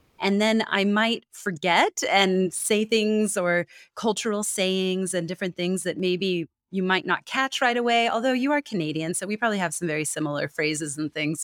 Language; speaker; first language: English; native; English